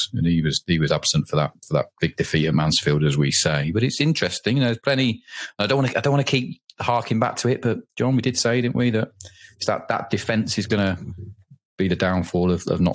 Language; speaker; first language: English; native; English